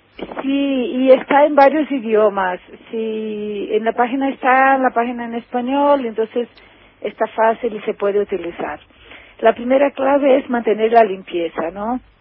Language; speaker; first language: Spanish; non-native, fluent; Portuguese